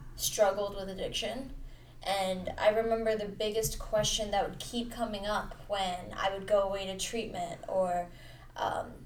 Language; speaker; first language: English; early bilingual, other home language; Hindi